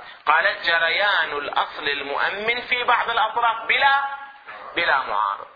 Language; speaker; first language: Arabic; native; Arabic